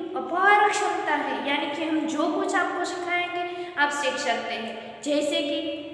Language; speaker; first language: Hindi; non-native, local second language; Gujarati